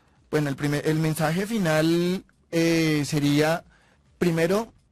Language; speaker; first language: Spanish; native; Spanish